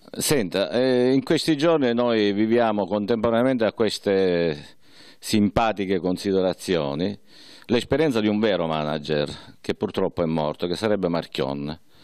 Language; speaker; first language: Italian; native; Italian